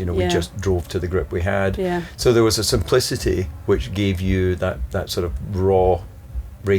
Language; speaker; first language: English; native; English